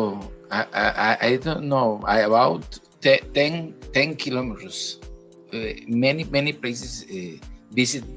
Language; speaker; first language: English; non-native, learner; Spanish